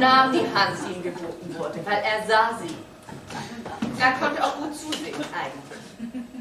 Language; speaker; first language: German; native; German